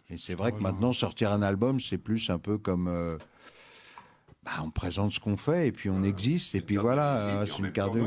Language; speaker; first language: French; native; French